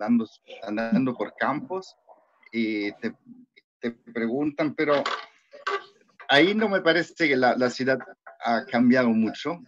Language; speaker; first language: Spanish; non-native, fluent; Italian